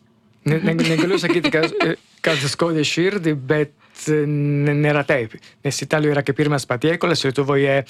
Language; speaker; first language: Lithuanian; non-native, learner; Italian